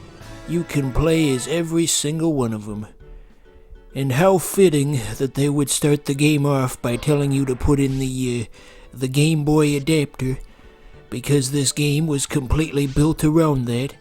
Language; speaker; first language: English; native; English